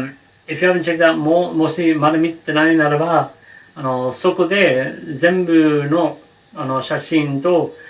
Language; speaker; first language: Japanese; non-native, learner; English